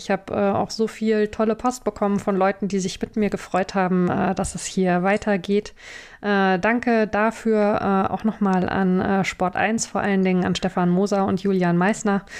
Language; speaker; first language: German; native; German